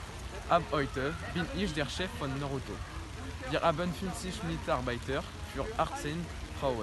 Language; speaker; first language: German; non-native, learner; French